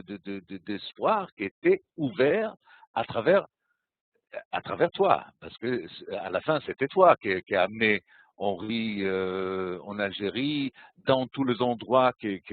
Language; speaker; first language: French; non-native, fluent; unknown